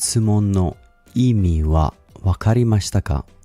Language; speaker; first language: Japanese; non-native, learner; English